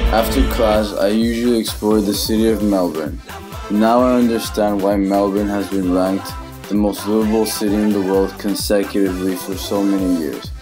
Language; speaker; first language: English; non-native, fluent; Spanish